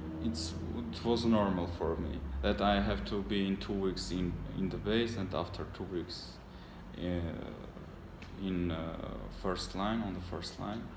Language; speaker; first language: English; non-native, learner; Armenian